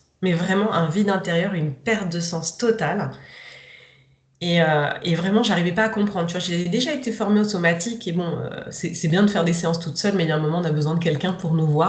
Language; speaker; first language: French; native; French